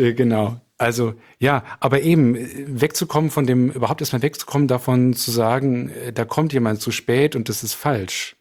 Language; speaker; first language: German; native; German